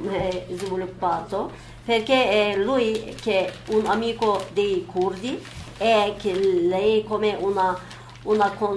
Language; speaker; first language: Italian; non-native, learner; Turkish